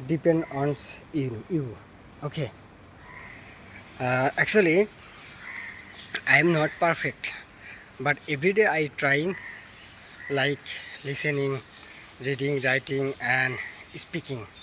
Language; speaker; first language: English; non-native, learner; Bangla